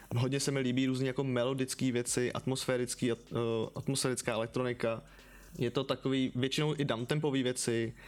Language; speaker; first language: Czech; native; Czech